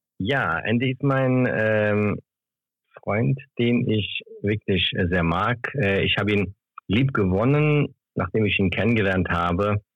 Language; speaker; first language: German; early bilingual, other home language; Turkish